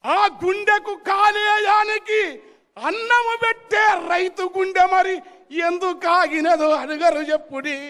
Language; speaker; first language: Telugu; native; Telugu